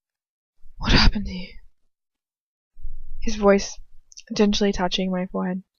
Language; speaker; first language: English; native; English